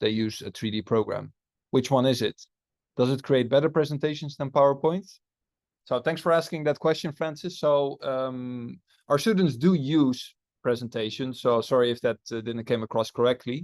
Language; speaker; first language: English; non-native, fluent; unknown